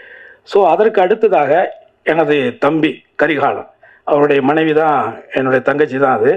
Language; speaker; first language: Tamil; native; Tamil